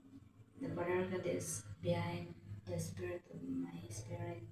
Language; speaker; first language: English; non-native, local second language; Filipino